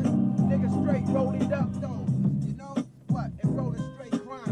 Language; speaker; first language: English; native; English